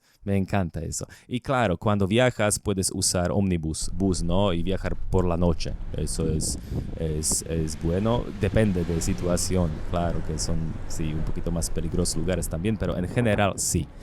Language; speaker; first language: Spanish; non-native, learner; Slovak